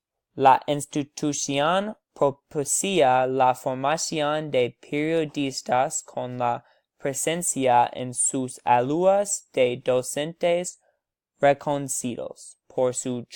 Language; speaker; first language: Spanish; non-native, learner; English